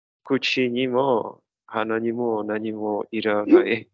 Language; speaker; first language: Japanese; non-native, learner; Czech